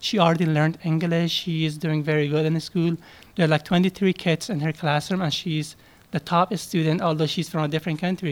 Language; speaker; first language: English; non-native, fluent; Persian